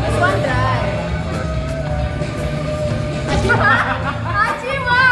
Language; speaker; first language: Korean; non-native, learner; Indonesian